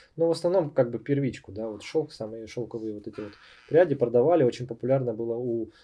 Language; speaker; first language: Russian; native; Russian